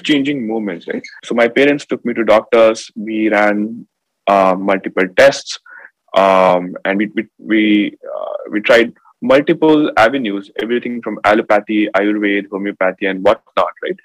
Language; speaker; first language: English; non-native, local second language; Marathi